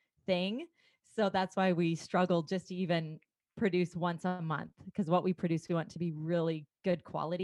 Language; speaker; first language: English; native; English